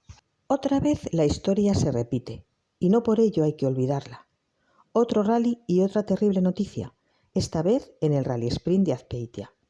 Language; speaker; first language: Spanish; native; Spanish